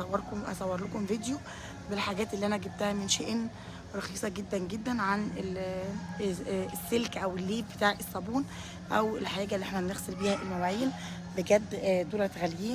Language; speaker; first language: Arabic; native; Arabic